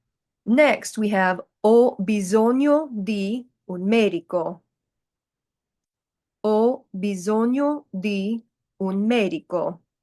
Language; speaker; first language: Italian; non-native, fluent; English